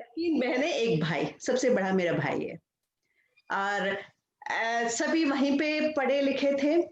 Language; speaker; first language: Hindi; non-native, local second language; Kannada